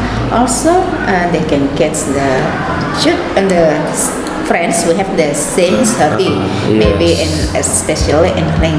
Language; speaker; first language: English; non-native, learner; Indonesian